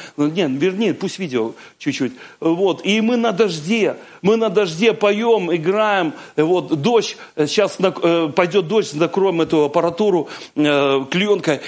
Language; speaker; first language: Russian; native; Russian